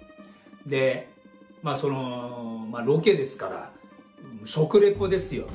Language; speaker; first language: Japanese; native; Japanese